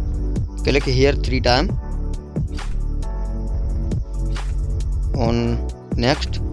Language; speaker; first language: English; non-native, local second language; Hindi